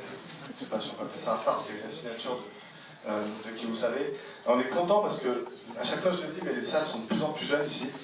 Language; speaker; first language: French; native; French